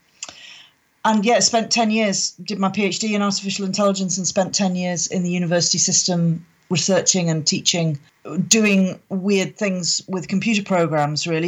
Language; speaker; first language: English; native; English